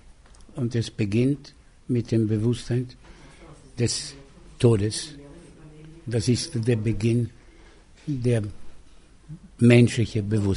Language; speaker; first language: German; non-native, fluent; Italian